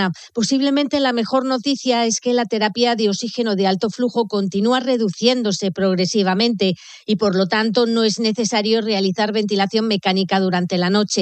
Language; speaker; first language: Spanish; native; Spanish